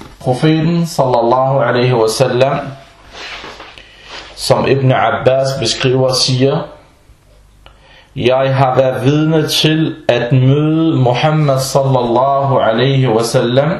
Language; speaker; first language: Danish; non-native, fluent; Arabic